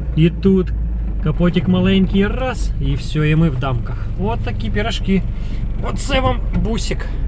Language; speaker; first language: Ukrainian; non-native, local second language; Russian